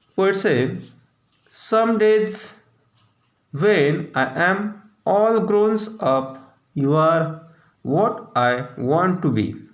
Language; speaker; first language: English; non-native, local second language; Marathi